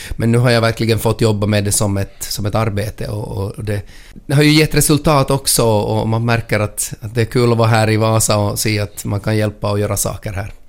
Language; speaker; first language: Swedish; native; Swedish